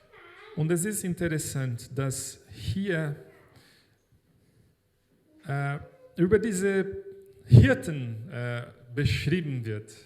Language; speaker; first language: German; non-native, fluent; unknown